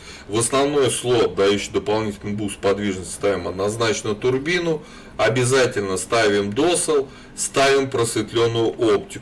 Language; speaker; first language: Russian; native; Russian